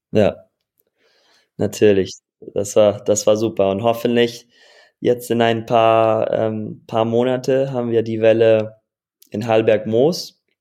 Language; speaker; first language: German; early bilingual, heritage; German